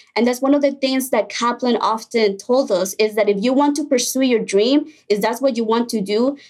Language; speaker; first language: English; early bilingual, other home language; Spanish